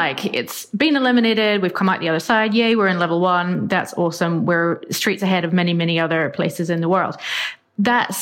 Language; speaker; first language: English; native; English